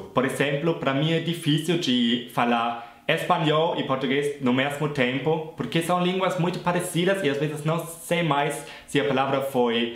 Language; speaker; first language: English; non-native, fluent; German